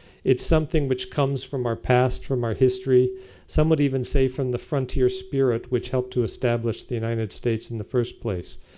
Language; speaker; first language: English; native; English